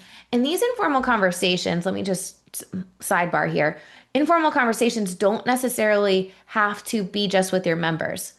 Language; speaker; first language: English; native; English